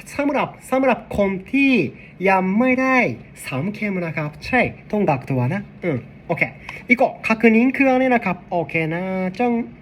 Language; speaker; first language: Thai; non-native, learner; Japanese